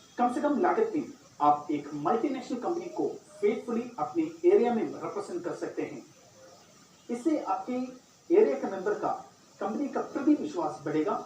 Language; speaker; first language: Hindi; non-native, local second language; Malayalam